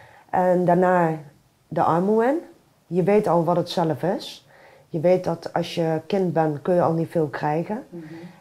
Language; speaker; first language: Dutch; native; Dutch